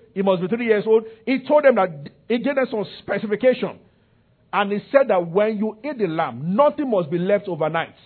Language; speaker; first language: English; non-native, local second language; Yoruba